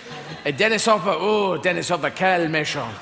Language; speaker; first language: French; non-native, learner; English